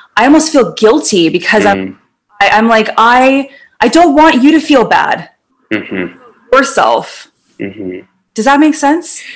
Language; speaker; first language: English; native; English